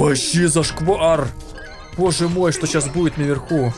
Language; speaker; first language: Russian; native; Russian